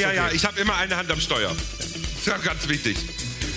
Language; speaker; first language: German; native; German